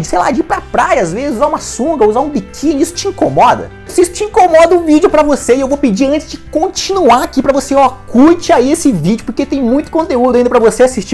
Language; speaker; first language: Portuguese; native; Portuguese